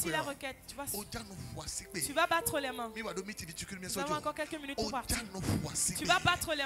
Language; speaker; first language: French; non-native, local second language; Ewe